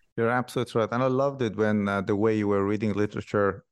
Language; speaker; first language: English; non-native, fluent; Persian